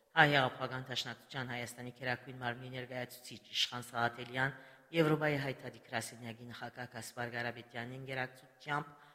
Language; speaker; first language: Armenian; early bilingual, heritage; Armenian